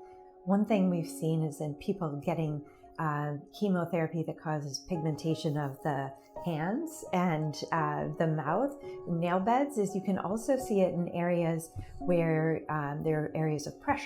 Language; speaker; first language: English; native; English